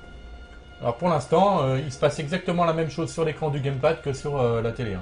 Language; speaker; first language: French; native; French